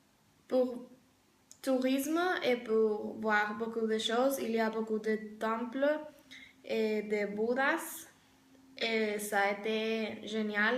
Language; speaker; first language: French; non-native, learner; Spanish